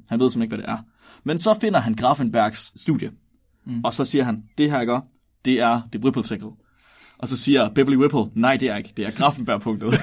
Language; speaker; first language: Danish; native; Danish